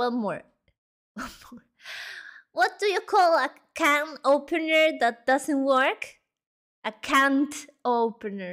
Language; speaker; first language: English; non-native, learner; Spanish